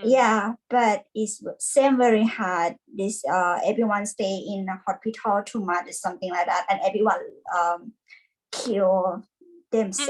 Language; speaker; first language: English; non-native, learner; Thai